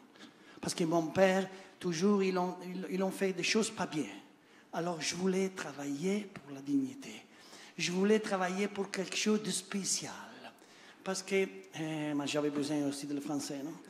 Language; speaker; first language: French; non-native, learner; Italian